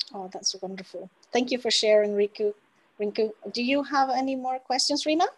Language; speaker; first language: English; non-native, fluent; Norwegian